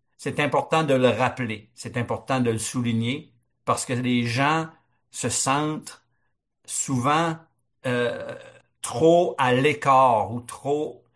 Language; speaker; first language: French; native; French